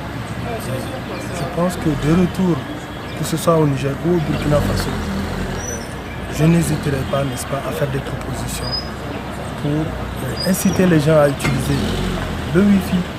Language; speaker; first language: French; non-native, local second language; Hausa